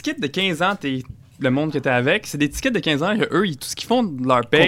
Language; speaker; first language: French; native; French